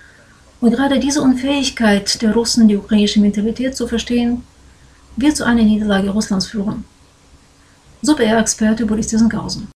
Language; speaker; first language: German; non-native, fluent; Ukrainian